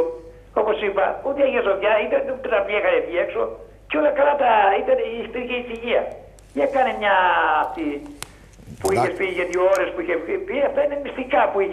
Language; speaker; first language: Greek; native; Greek